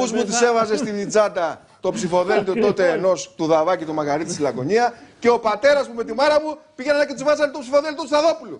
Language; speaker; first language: Greek; native; Greek